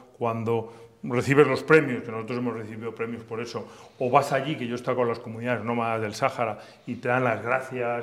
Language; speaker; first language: Spanish; native; Spanish